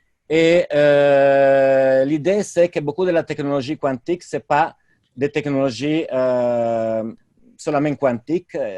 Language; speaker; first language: French; non-native, fluent; Italian